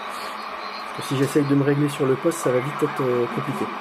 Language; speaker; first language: French; native; French